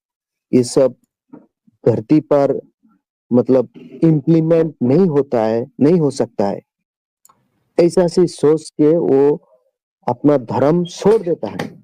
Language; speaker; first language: Hindi; non-native, local second language; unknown